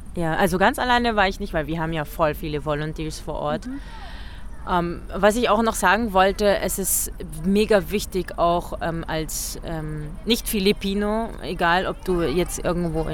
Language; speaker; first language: German; early bilingual, other home language; Filipino